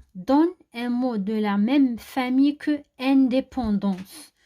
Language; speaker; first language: French; non-native, local second language; Arabic